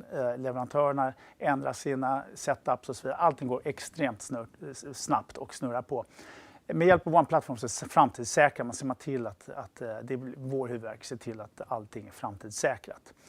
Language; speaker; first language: Swedish; native; Swedish